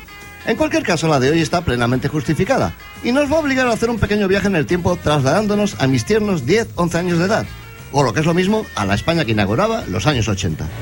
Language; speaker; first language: Spanish; native; Spanish